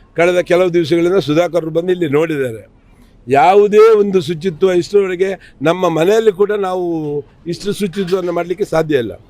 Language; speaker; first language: Kannada; native; Kannada